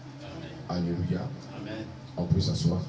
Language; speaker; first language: French; native; French